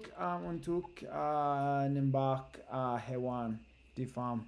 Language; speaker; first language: Indonesian; non-native, learner; English